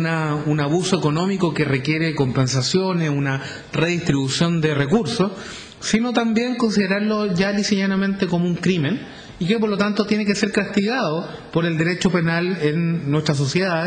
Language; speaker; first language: Spanish; native; Spanish